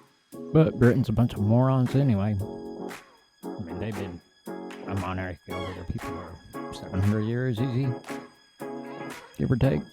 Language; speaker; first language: English; native; English